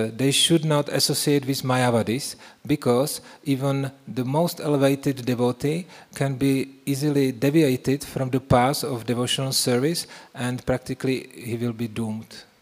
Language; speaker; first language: English; non-native, fluent; Czech